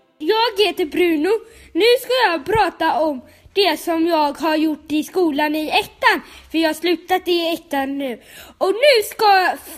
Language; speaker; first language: Swedish; native; Swedish